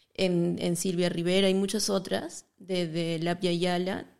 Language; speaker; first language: Spanish; native; Spanish